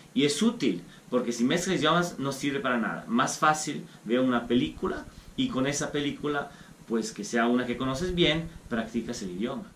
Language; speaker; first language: Spanish; non-native, fluent; Italian